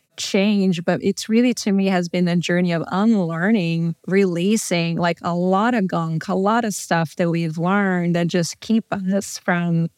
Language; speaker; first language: English; non-native, fluent; Portuguese